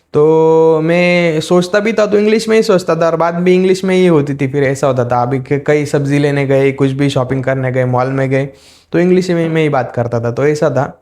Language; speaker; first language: Hindi; non-native, local second language; Marathi